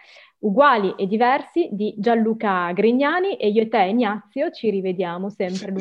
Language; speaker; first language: Italian; native; Italian